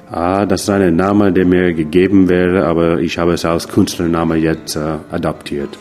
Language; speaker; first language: German; non-native, fluent; English